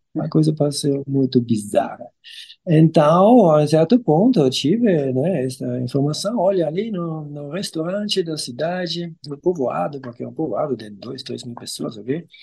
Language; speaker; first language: Portuguese; non-native, fluent; German